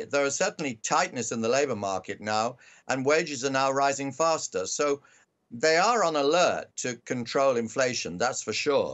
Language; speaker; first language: English; native; English